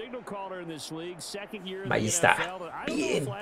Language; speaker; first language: Spanish; native; Spanish